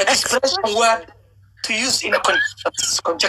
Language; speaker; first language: English; non-native, learner; Somali